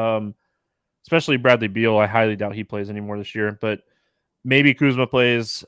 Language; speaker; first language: English; native; English